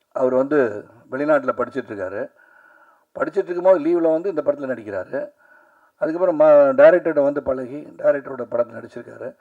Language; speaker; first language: Tamil; native; Tamil